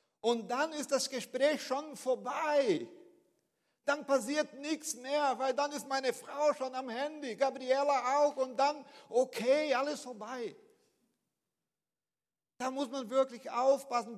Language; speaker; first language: German; non-native, fluent; Portuguese